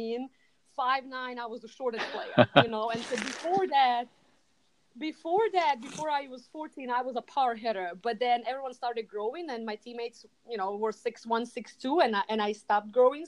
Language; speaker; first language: English; non-native, fluent; Serbian